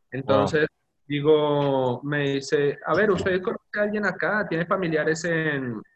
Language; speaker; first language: Spanish; native; Spanish